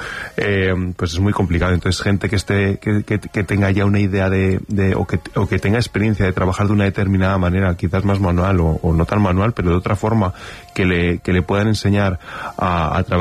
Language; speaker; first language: Spanish; native; Spanish